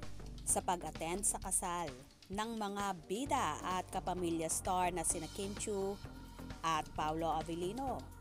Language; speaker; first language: Filipino; native; Filipino